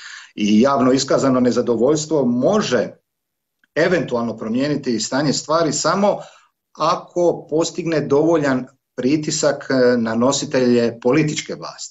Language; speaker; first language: Serbian; native; Serbian